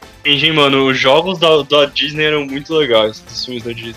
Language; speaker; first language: Portuguese; native; Portuguese